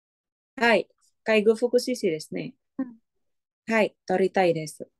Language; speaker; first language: Japanese; non-native, learner; Indonesian